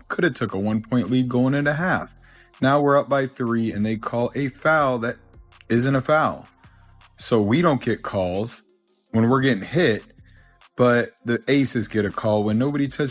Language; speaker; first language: English; native; English